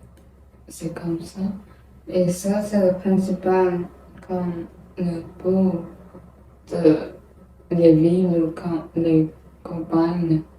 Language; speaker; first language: French; non-native, learner; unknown